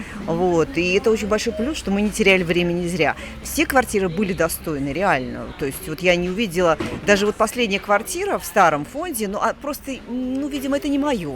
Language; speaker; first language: Russian; native; Russian